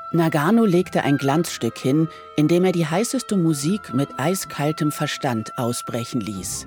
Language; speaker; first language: German; native; German